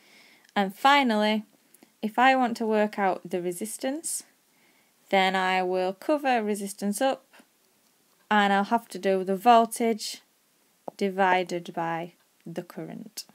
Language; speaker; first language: English; native; English